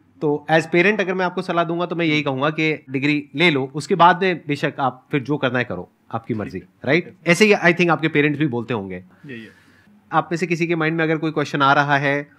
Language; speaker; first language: Hindi; native; Hindi